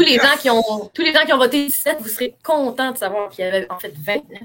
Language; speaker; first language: French; native; French